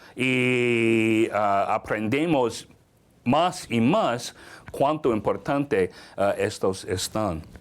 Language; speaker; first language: Spanish; non-native, learner; English